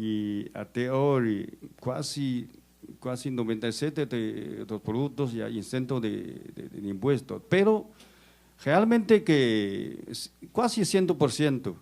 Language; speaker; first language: Spanish; non-native, fluent; Chinese